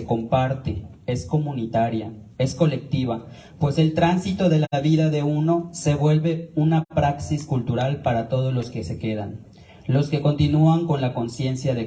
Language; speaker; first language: Spanish; native; Spanish